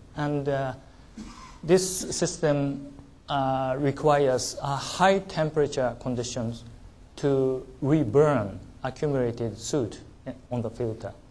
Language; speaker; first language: English; non-native, learner; Japanese